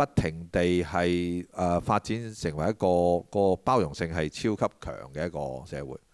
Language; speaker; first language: Cantonese; native; Cantonese